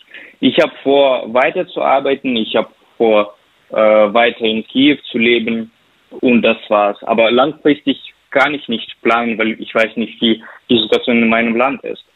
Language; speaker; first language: German; non-native, fluent; Ukrainian